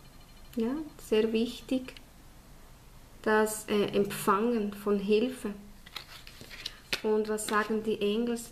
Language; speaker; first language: German; non-native, fluent; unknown